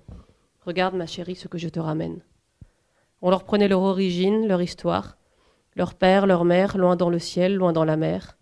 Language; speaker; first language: French; native; French